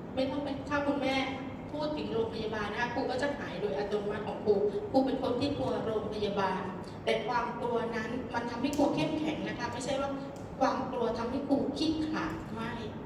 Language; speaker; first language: Thai; non-native, local second language; Northeastern Thai